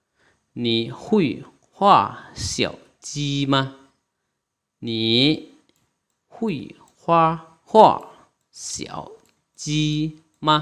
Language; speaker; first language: Chinese; non-native, fluent; Lao